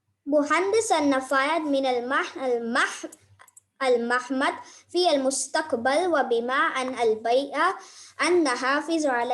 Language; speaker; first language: Arabic; non-native, learner; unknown